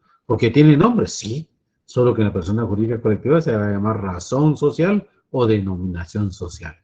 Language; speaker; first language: Spanish; native; Spanish